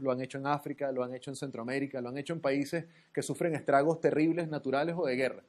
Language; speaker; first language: Spanish; native; Spanish